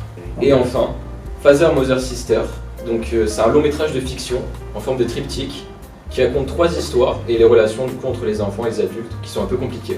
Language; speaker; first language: French; native; French